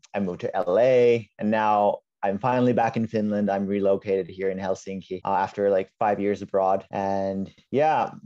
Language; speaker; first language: English; non-native, fluent; Finnish